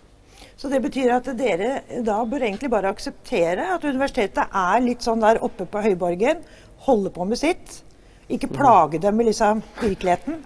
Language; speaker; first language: Norwegian; native; Norwegian